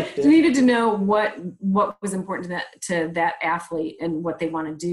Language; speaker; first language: English; native; English